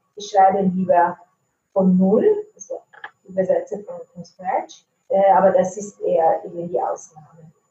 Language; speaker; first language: German; non-native, fluent; Italian